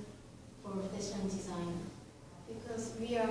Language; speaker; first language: English; non-native, learner; Korean